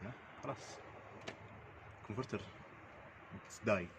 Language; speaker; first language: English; non-native, learner; Arabic